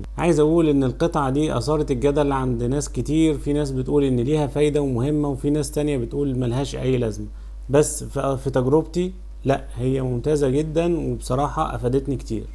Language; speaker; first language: Arabic; native; Arabic